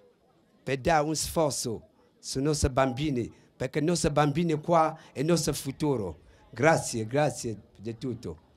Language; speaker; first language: Italian; non-native, fluent; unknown